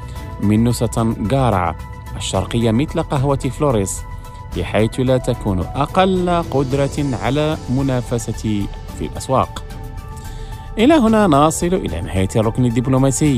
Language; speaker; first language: Arabic; non-native, fluent; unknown